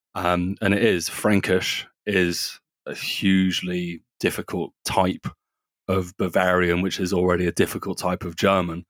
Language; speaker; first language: English; native; English